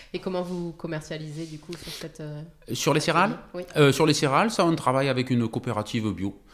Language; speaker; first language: French; native; French